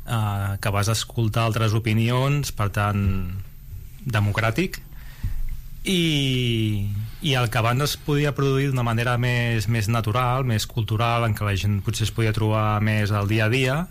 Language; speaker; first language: Catalan; native; Catalan